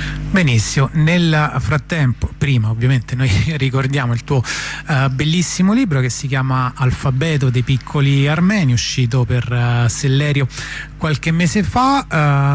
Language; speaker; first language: Italian; native; Italian